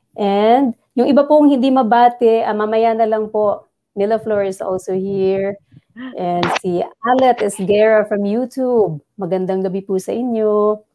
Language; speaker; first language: Filipino; non-native, local second language; Bikol